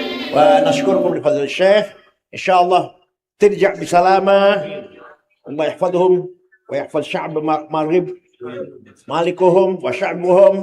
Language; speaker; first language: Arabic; non-native, learner; Indonesian